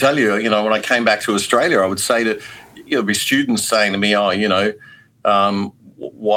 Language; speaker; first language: English; native; English